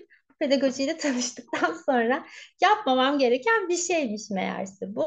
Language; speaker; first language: Turkish; native; Turkish